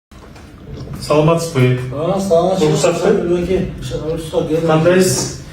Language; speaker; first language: Kyrgyz; non-native, local second language; Russian